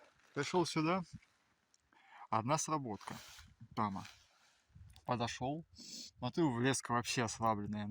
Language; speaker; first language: Russian; native; Russian